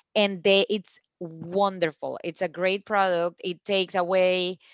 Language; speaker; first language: English; non-native, fluent; Spanish